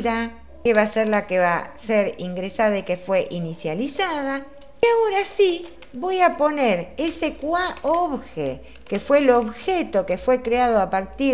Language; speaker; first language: Spanish; native; Spanish